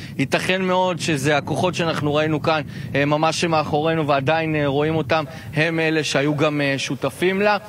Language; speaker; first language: Hebrew; native; Hebrew